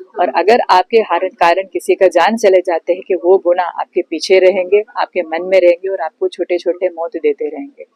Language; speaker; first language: Hindi; non-native, local second language; Marathi